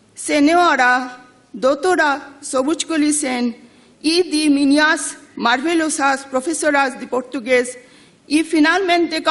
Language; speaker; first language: Portuguese; non-native, learner; Bangla